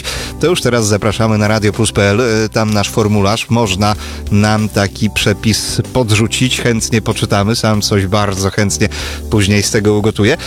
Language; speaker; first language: Polish; native; Polish